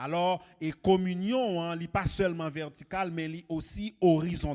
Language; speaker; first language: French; non-native, local second language; Haitian Creole